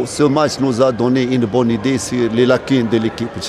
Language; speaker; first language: French; non-native, fluent; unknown